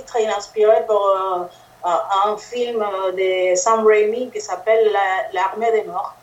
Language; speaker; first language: French; non-native, fluent; Spanish